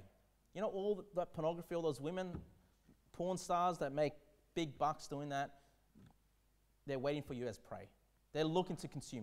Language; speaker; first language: English; native; English